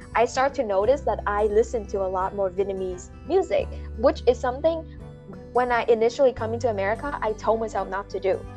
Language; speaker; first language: English; non-native, fluent; Vietnamese